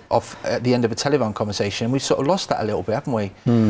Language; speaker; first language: English; native; English